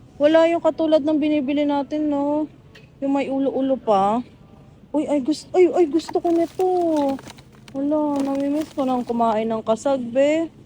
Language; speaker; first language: Filipino; native; Filipino